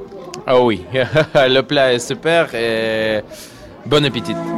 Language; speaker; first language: French; non-native, learner; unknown